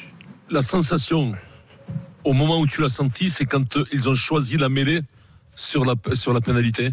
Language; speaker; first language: French; native; French